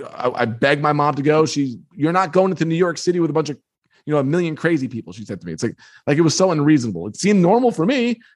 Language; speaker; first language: English; native; English